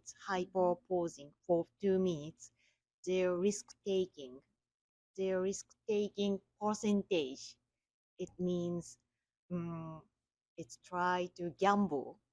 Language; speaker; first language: English; non-native, learner; Japanese